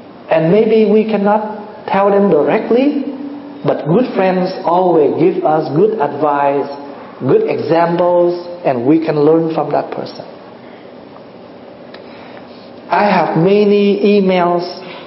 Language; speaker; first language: English; non-native, fluent; Vietnamese